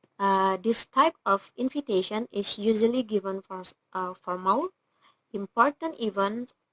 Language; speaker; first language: English; non-native, learner; Indonesian